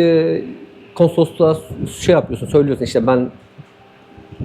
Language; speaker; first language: Turkish; native; Turkish